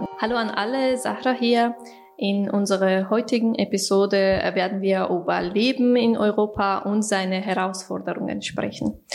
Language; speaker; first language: German; non-native, fluent; Persian